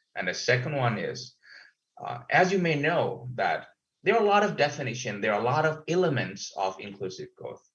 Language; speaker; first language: English; non-native, fluent; Thai